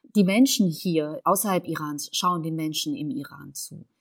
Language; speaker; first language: German; native; German